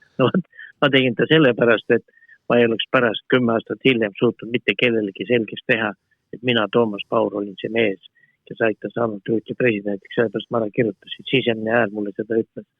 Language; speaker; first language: Estonian; native; Estonian